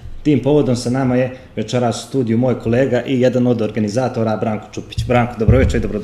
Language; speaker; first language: Serbian; native; Serbian